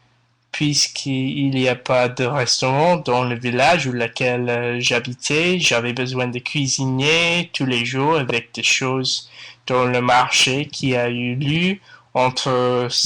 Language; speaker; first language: French; non-native, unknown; English